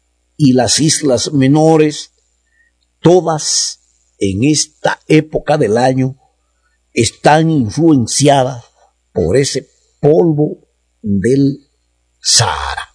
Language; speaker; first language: Spanish; native; Spanish